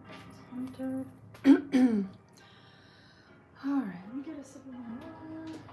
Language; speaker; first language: English; early bilingual, other home language; Albanian